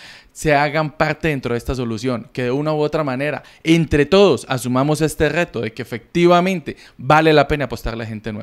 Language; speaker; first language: Spanish; native; Spanish